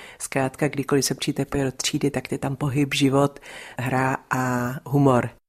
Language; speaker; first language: Czech; native; Czech